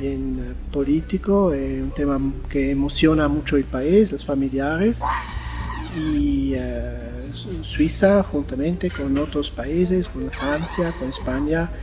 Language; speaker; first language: Spanish; non-native, fluent; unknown